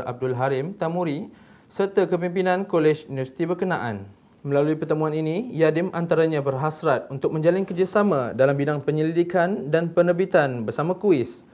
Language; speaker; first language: Malay; native; Malay